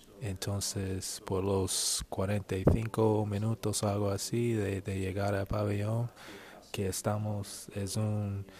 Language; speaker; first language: Spanish; non-native, learner; English